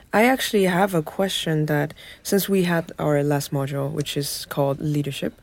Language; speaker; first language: English; non-native, fluent; Chinese